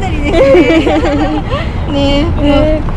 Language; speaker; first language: Japanese; native; Japanese